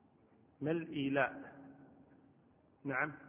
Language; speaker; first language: Arabic; native; Arabic